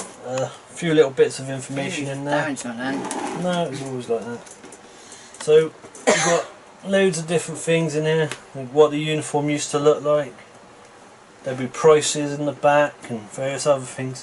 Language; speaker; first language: English; native; English